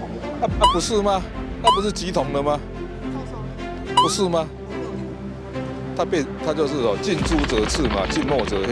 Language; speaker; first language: Chinese; native; Chinese